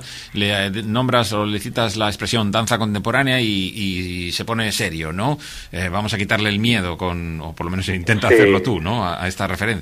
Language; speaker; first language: Spanish; native; Spanish